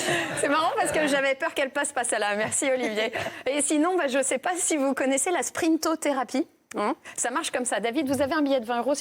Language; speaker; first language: French; native; French